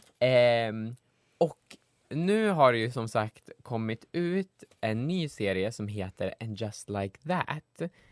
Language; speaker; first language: Swedish; native; Swedish